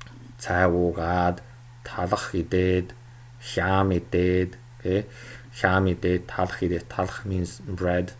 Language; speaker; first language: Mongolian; non-native, fluent; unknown